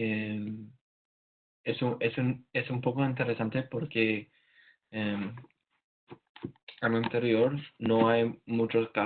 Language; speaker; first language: Spanish; non-native, learner; English